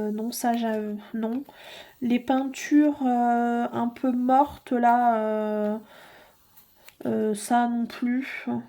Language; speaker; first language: French; native; French